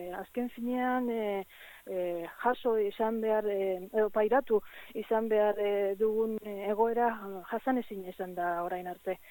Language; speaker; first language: Basque; non-native, learner; Spanish